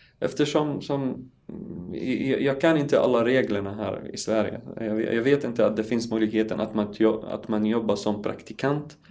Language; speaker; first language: Swedish; non-native, learner; Arabic